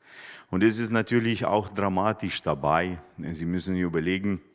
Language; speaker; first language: German; non-native, fluent; Romanian